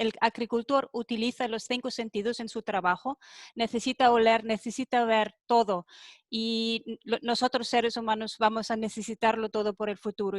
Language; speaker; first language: Spanish; non-native, fluent; German